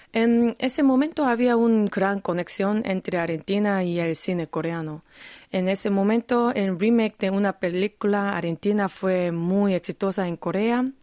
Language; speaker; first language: Spanish; non-native, fluent; Korean